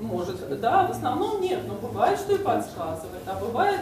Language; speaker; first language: Russian; native; Russian